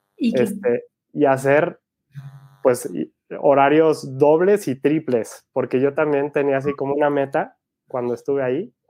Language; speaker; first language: Spanish; native; Spanish